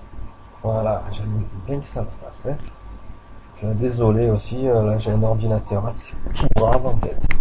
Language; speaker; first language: French; native; French